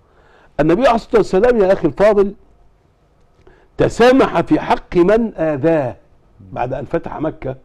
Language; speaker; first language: Arabic; native; Arabic